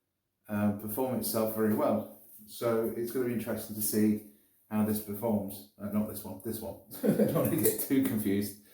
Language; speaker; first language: English; native; English